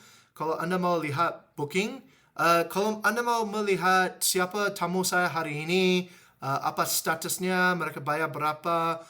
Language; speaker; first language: Indonesian; non-native, fluent; English